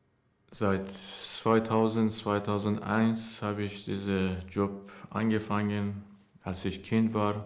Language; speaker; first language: German; non-native, learner; Persian